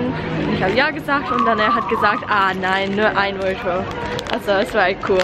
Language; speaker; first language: German; non-native, learner; English